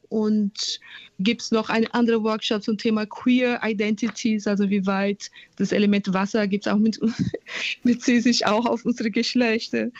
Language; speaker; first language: German; non-native, fluent; Portuguese